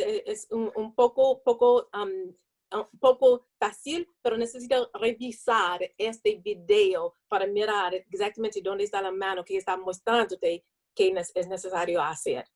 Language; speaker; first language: Spanish; non-native, learner; English